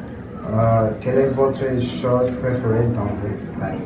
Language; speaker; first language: French; non-native, learner; Spanish